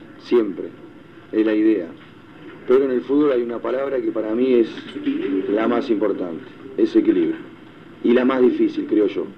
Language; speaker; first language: Spanish; native; Spanish